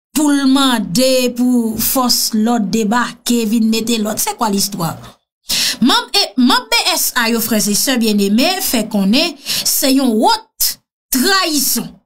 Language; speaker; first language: Haitian Creole; native; Haitian Creole